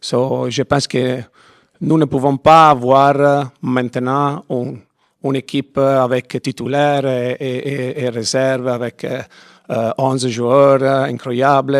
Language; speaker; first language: French; non-native, fluent; Italian